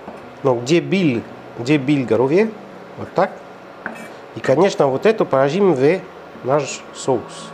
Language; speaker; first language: Russian; non-native, learner; French